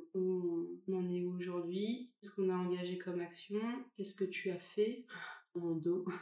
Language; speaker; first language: French; native; French